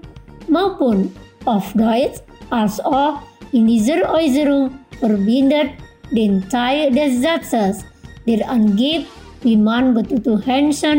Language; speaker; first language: German; non-native, local second language; Indonesian